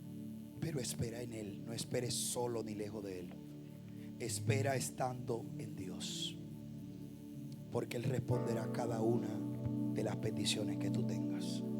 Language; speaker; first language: Spanish; native; Spanish